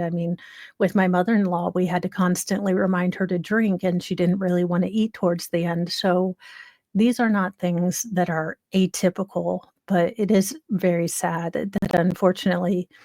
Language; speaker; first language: English; native; English